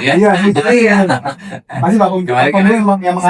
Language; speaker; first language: Indonesian; native; Indonesian